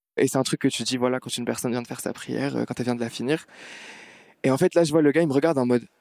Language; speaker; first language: French; non-native, local second language; Arabic